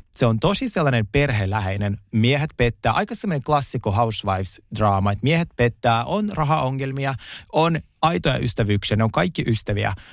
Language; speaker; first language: Finnish; non-native, fluent; Russian